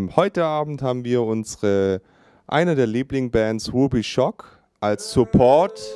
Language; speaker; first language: German; native; German